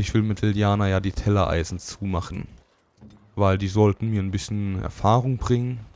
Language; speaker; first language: German; native; German